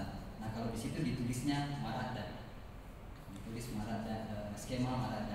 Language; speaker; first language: Indonesian; native; Indonesian